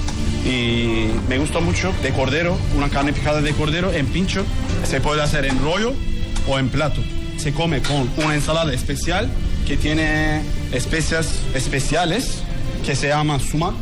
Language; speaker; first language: Spanish; non-native, learner; Turkish